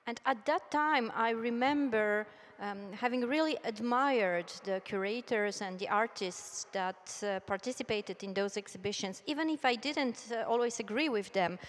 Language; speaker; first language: English; non-native, fluent; Polish